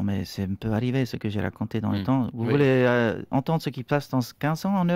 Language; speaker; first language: French; non-native, local second language; Swiss German